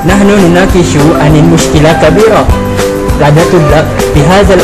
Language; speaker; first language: Arabic; non-native, learner; Malay